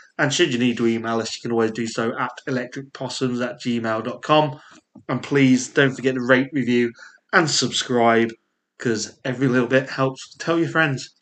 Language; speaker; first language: English; native; English